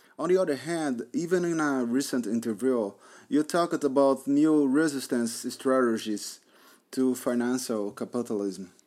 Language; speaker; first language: English; non-native, learner; Portuguese